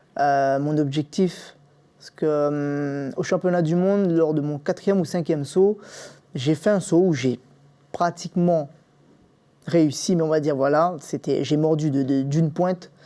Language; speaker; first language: French; native; French